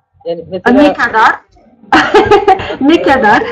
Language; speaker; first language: Turkish; non-native, learner; Russian